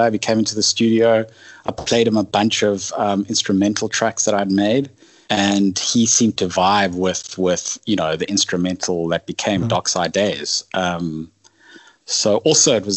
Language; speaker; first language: English; native; English